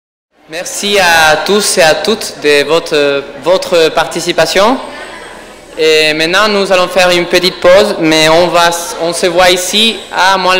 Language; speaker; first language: French; non-native, fluent; Spanish